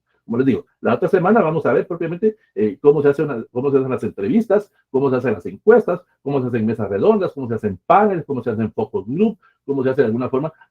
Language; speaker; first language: Spanish; native; Spanish